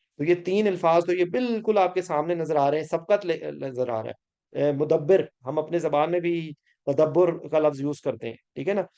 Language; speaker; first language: Urdu; native; Urdu